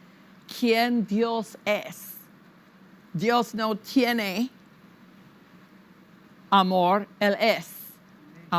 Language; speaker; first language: Spanish; non-native, fluent; English